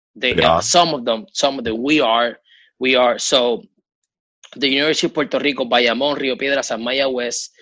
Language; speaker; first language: English; non-native, fluent; Spanish